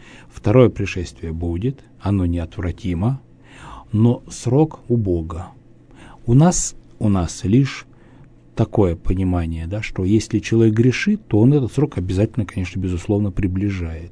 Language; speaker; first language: Russian; native; Russian